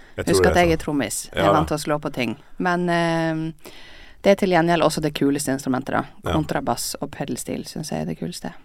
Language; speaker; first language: Norwegian; native; Norwegian